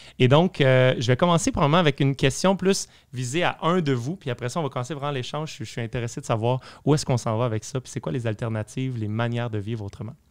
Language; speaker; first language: French; native; French